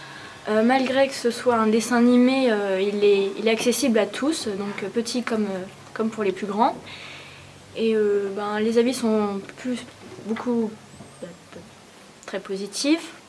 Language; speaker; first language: French; native; French